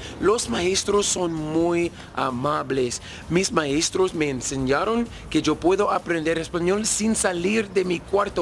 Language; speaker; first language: Spanish; non-native, learner; English